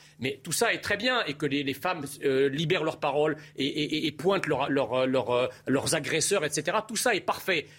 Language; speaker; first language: French; early bilingual, other home language; Arabic